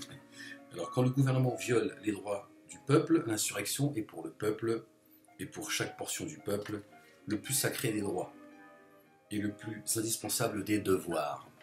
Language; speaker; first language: French; native; French